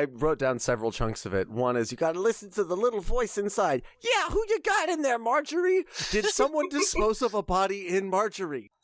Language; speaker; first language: English; native; English